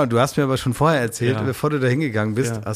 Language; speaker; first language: German; native; German